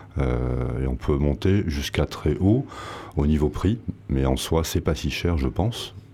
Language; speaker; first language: French; native; French